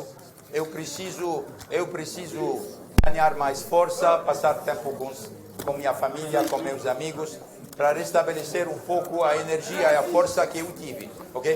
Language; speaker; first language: Portuguese; early bilingual, heritage; Portuguese